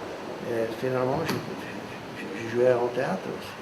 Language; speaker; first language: French; non-native, fluent; Czech